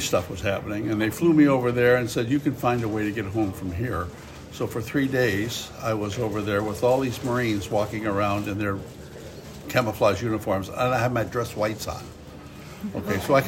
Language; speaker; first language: English; native; English